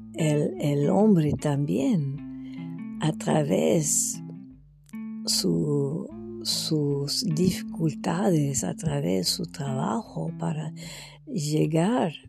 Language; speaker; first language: Spanish; non-native, fluent; French